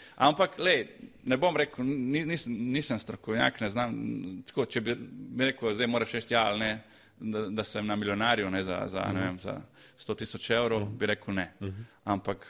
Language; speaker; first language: Slovenian; early bilingual, other home language; Croatian